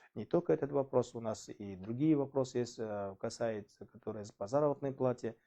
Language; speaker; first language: Russian; non-native, local second language; Kazakh